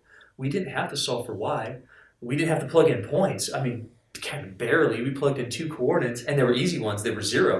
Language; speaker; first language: English; native; English